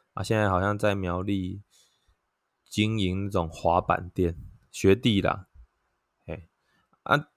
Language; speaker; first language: Chinese; non-native, local second language; Min Nan Chinese